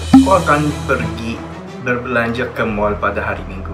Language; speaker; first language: Indonesian; non-native, learner; Filipino